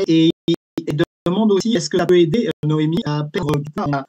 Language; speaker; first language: French; native; French